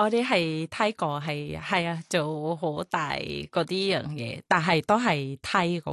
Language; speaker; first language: Cantonese; non-native, learner; Thai